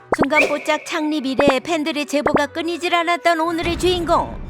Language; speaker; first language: Korean; native; Korean